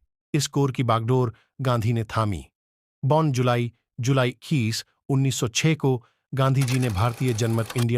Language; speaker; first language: Hindi; native; Hindi